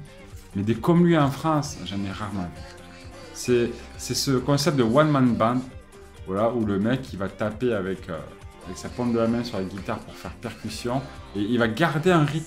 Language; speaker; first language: French; native; French